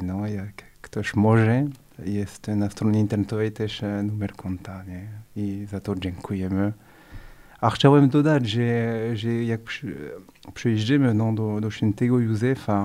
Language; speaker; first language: Polish; non-native, fluent; French